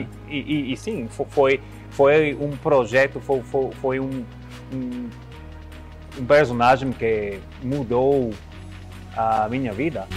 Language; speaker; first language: Portuguese; non-native, learner; Spanish